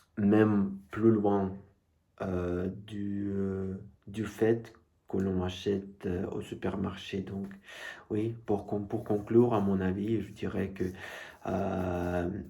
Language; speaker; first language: French; non-native, fluent; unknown